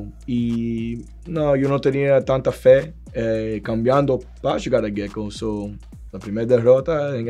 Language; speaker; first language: Portuguese; non-native, learner; Spanish